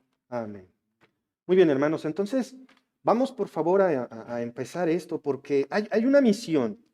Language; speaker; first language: Spanish; native; Spanish